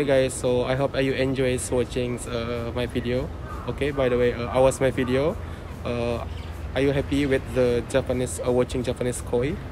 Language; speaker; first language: English; non-native, learner; Indonesian